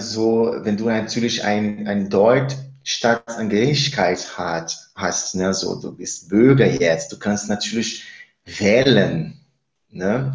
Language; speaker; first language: German; non-native, fluent; Spanish